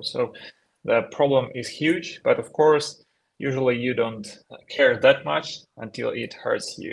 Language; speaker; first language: English; non-native, fluent; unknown